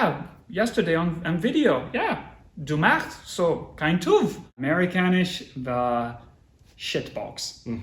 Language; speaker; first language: German; non-native, learner; English